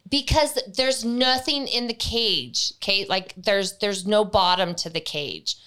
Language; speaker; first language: English; native; English